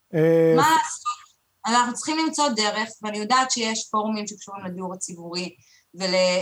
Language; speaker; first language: Hebrew; native; Hebrew